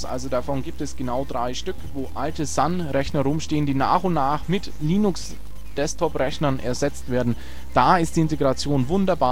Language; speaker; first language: German; native; German